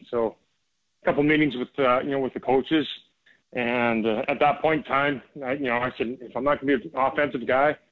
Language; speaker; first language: English; native; English